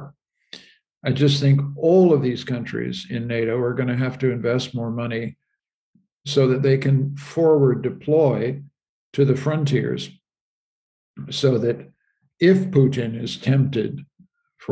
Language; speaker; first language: English; native; English